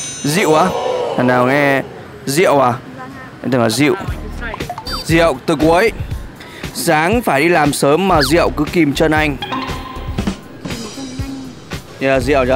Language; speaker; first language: Vietnamese; native; Vietnamese